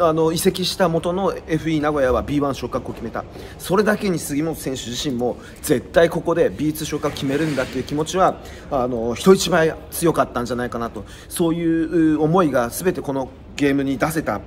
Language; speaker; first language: Japanese; native; Japanese